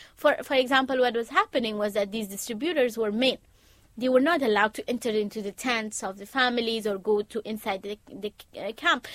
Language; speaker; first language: English; non-native, fluent; Persian